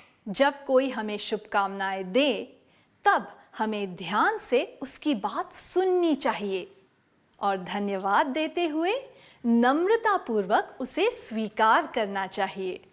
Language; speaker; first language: Hindi; native; Hindi